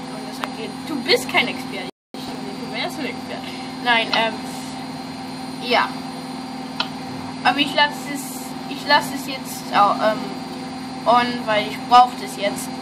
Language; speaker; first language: German; non-native, fluent; English